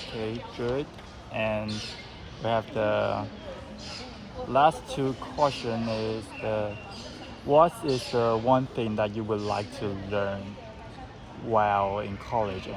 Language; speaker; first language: English; non-native, learner; Chinese